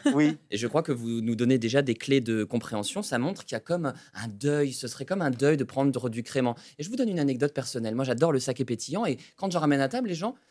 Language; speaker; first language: French; native; French